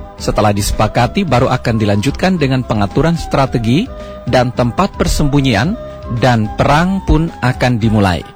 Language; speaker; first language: Indonesian; native; Indonesian